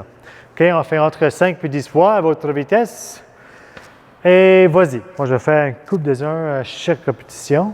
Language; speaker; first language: French; non-native, fluent; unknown